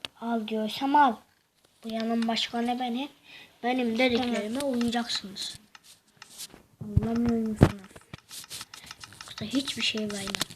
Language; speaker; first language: Turkish; native; Turkish